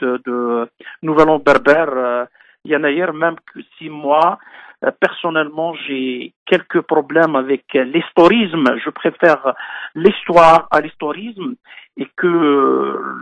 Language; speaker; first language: French; non-native, local second language; Kabyle